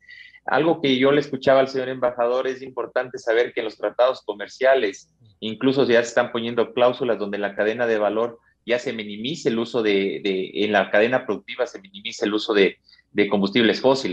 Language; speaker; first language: Spanish; native; Spanish